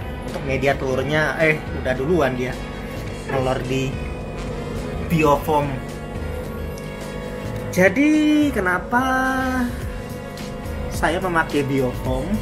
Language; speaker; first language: Indonesian; native; Indonesian